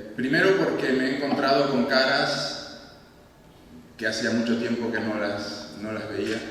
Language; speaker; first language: Spanish; native; Spanish